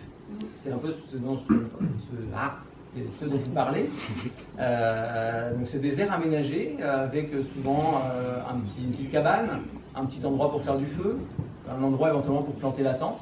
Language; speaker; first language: French; native; French